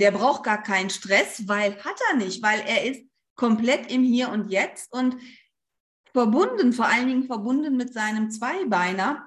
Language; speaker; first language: German; native; German